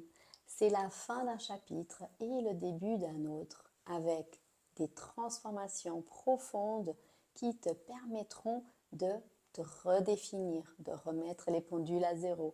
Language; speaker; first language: French; native; French